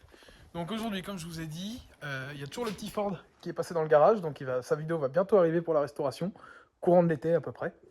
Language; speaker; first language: French; native; French